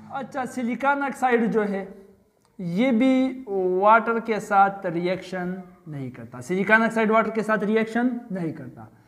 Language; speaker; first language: Urdu; non-native, local second language; Pashto